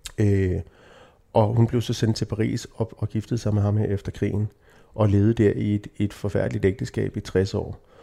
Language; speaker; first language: Danish; native; Danish